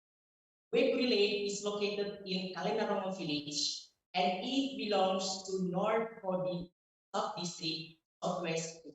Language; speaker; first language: English; non-native, fluent; Indonesian